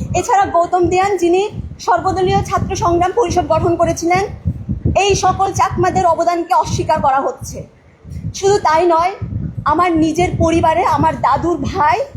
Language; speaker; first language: Bangla; non-native, local second language; Chakma